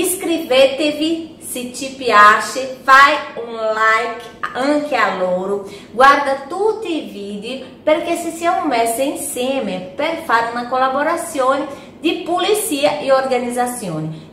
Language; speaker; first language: Italian; non-native, fluent; Portuguese